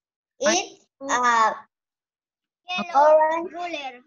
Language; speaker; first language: English; non-native, learner; Spanish